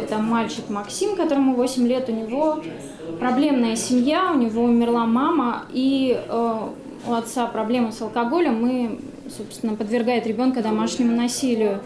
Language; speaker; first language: Russian; native; Russian